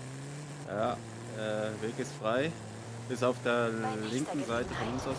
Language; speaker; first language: German; native; German